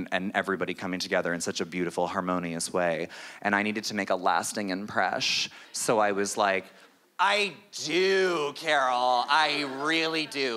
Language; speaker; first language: English; native; English